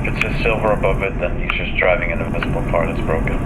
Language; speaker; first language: English; native; English